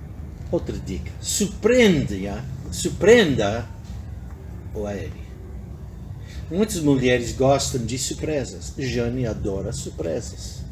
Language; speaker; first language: Portuguese; non-native, fluent; English